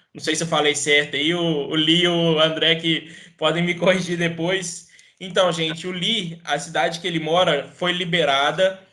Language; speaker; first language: Portuguese; native; Portuguese